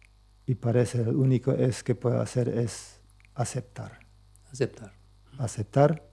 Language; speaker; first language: Spanish; non-native, local second language; Plautdietsch